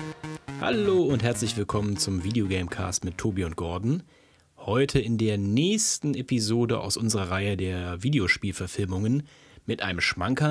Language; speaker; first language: German; native; German